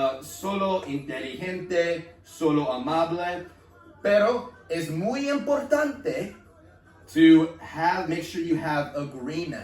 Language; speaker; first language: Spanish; non-native, learner; English